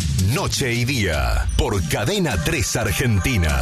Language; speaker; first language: Spanish; native; Spanish